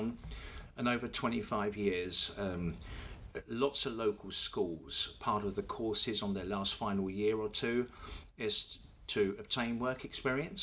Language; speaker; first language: English; native; English